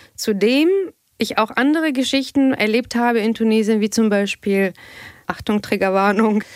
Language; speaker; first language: German; non-native, fluent; Arabic